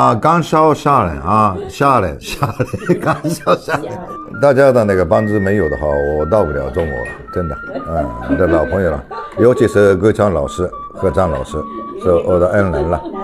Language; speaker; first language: Chinese; non-native, fluent; Japanese